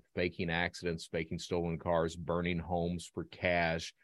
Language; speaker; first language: English; native; English